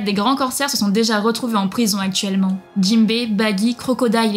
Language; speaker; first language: French; native; French